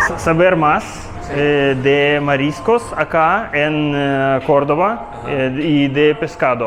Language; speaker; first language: Spanish; non-native, learner; Russian